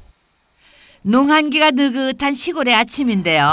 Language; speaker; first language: Korean; native; Korean